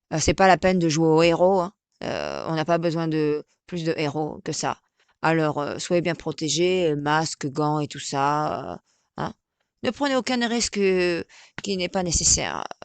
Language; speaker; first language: French; native; French